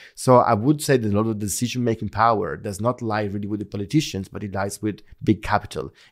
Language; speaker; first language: English; non-native, fluent; Italian